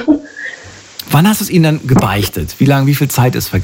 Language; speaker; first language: German; native; German